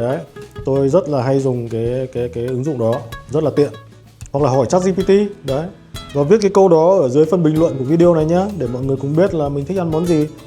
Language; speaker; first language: Vietnamese; native; Vietnamese